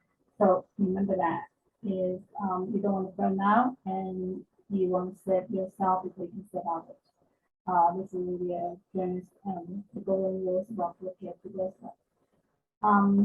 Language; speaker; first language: English; non-native, learner; Chinese